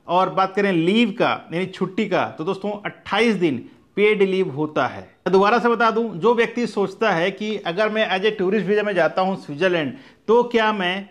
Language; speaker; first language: Hindi; native; Hindi